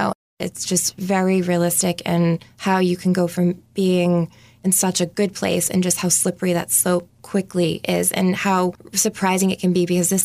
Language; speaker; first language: English; native; English